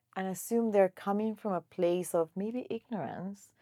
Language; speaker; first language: English; non-native, fluent; Spanish